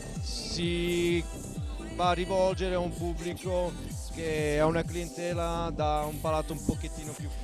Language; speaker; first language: Italian; native; Italian